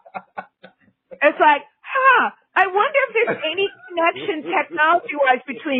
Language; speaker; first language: English; native; English